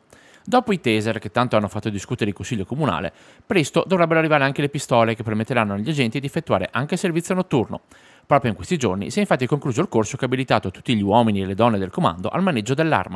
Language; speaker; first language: Italian; native; Italian